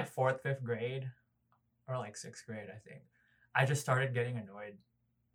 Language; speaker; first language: English; early bilingual, other home language; Cebuano